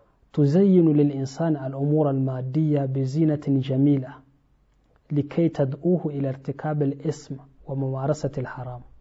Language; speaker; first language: Arabic; non-native, fluent; Hausa